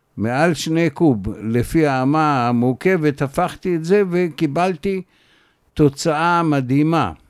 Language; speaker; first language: Hebrew; native; Hebrew